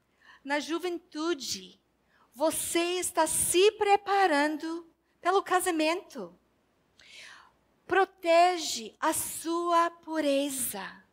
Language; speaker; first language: Portuguese; non-native, fluent; English